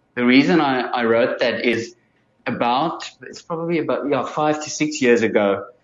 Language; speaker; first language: English; non-native, local second language; Afrikaans